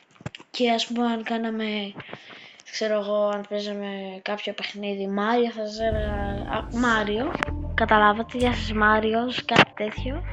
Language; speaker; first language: Greek; native; Greek